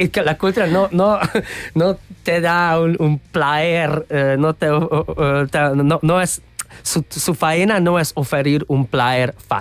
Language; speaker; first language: Catalan; non-native, fluent; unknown